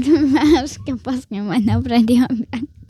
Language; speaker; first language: Lithuanian; early bilingual, heritage; Lithuanian